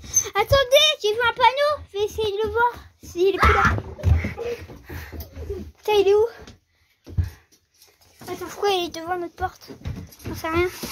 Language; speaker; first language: French; native; French